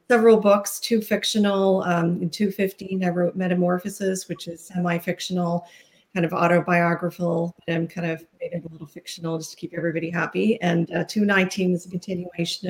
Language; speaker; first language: English; native; English